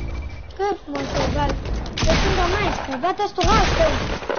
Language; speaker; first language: German; non-native, learner; Portuguese